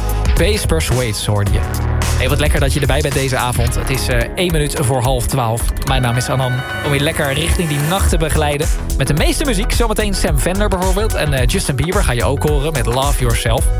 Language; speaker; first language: Dutch; native; Dutch